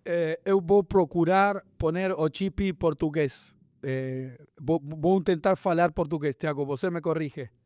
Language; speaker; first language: Portuguese; non-native, learner; Spanish